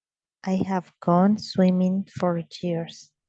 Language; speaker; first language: English; non-native, learner; Spanish